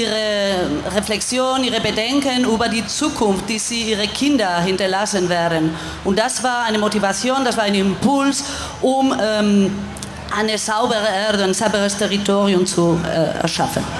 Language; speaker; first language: German; non-native, fluent; Spanish